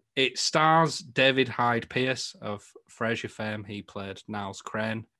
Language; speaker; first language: English; native; English